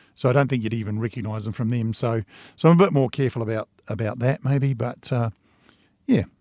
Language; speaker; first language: English; native; English